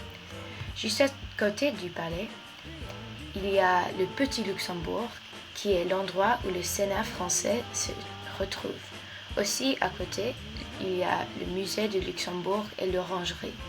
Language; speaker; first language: French; non-native, fluent; English